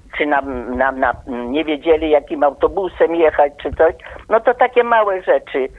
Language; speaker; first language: Polish; native; Polish